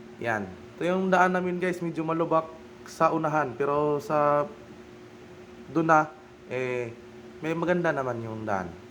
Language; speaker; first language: Filipino; non-native, local second language; Bikol